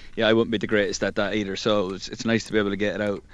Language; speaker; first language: English; native; English